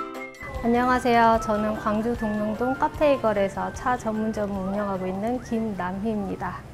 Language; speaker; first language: Korean; native; Korean